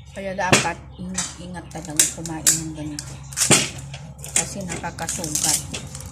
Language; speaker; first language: Filipino; non-native, local second language; Iloko